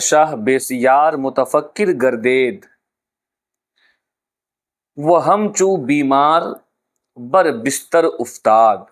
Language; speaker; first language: Persian; non-native, fluent; Urdu